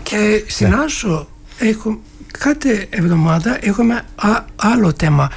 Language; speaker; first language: Greek; non-native, fluent; Turkish